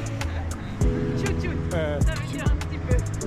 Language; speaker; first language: French; non-native, fluent; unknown